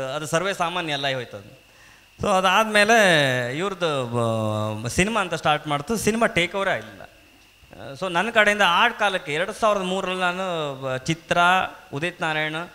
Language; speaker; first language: Kannada; native; Kannada